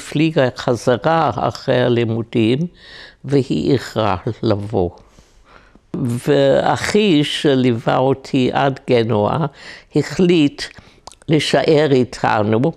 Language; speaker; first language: Hebrew; non-native, fluent; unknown